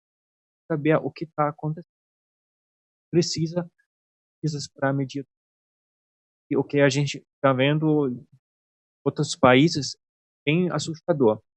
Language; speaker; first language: Portuguese; non-native, fluent; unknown